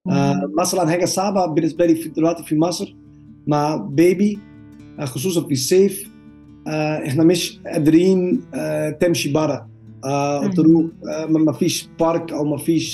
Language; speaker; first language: Arabic; non-native, learner; Dutch